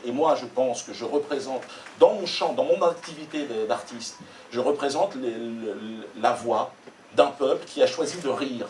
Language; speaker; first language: French; native; French